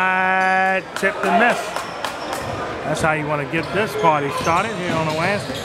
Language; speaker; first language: English; native; English